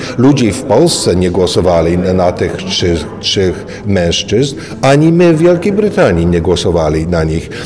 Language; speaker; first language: Polish; early bilingual, heritage; Polish